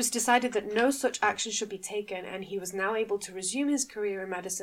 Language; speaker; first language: English; native; English